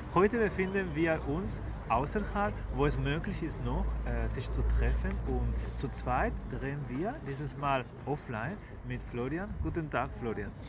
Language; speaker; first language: German; non-native, fluent; Spanish